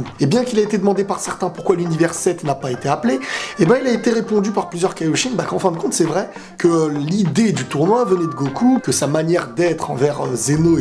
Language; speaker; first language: French; native; French